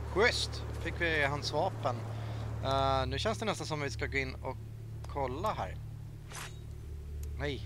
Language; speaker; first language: Swedish; native; Swedish